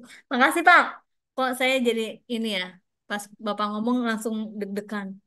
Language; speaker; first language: Indonesian; native; Indonesian